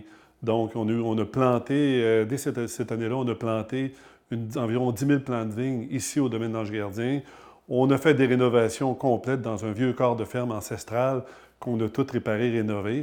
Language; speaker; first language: French; native; French